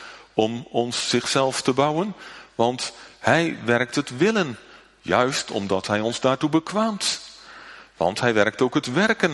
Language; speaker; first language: Dutch; native; Dutch